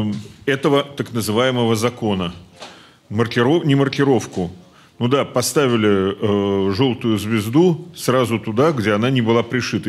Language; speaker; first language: Russian; native; Russian